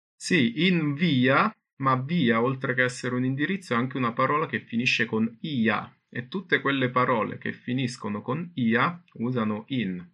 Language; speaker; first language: Italian; native; Italian